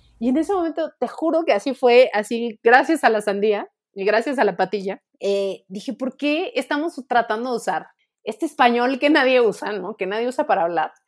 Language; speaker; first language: Spanish; native; Spanish